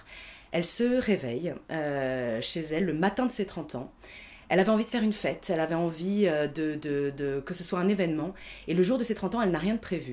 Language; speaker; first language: French; native; French